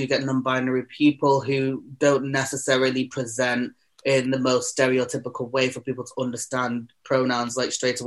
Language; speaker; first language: English; native; English